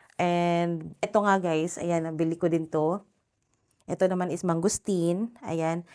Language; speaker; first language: Filipino; native; Filipino